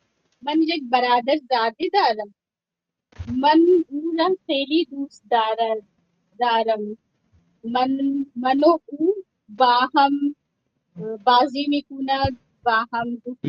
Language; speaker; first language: Persian; non-native, learner; Urdu